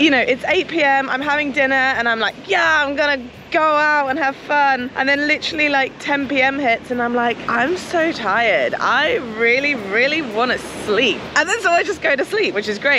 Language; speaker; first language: English; native; English